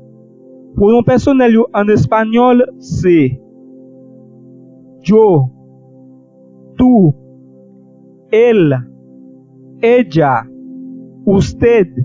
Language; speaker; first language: Spanish; non-native, learner; Haitian Creole